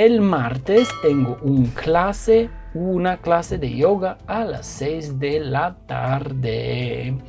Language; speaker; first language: Spanish; non-native, fluent; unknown